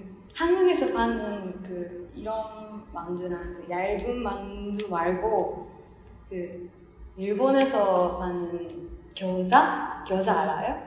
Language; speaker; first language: Korean; non-native, fluent; Japanese